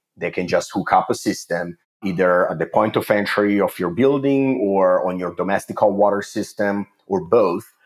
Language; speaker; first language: English; non-native, fluent; Italian